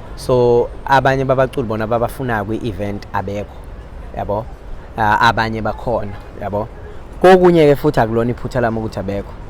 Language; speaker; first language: Zulu; native; Zulu